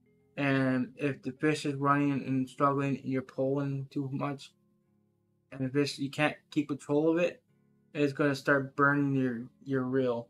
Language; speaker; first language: English; native; English